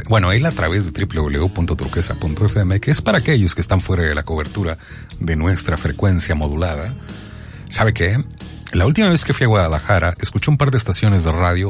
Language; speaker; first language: Spanish; native; Spanish